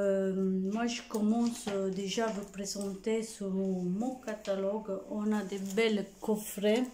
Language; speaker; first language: French; non-native, fluent; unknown